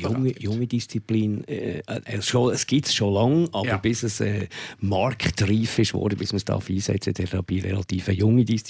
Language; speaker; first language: German; native; German